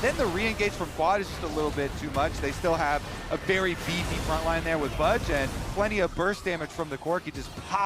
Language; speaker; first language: English; native; English